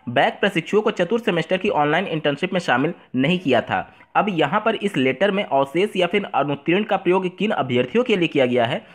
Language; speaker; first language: Hindi; native; Hindi